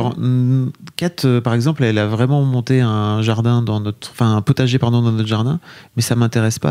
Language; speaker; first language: French; native; French